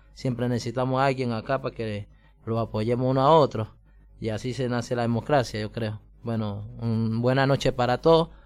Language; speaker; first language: Spanish; native; Spanish